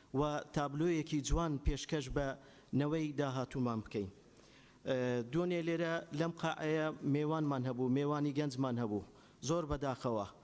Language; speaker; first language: Central Kurdish; non-native, local second language; Azerbaijani